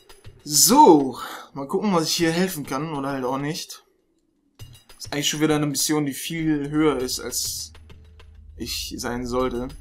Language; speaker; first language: German; native; German